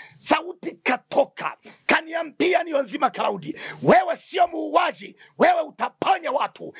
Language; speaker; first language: Swahili; non-native, local second language; Kinyarwanda